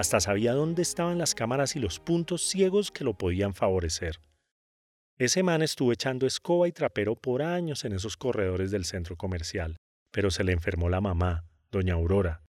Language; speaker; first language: Spanish; native; Spanish